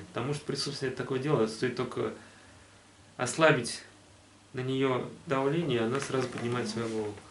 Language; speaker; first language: Russian; native; Russian